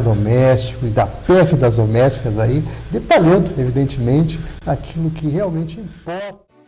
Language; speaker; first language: Portuguese; native; Portuguese